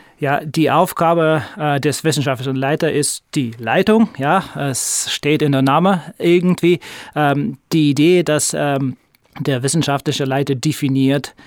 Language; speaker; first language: German; non-native, fluent; Russian